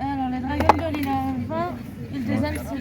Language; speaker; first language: French; native; French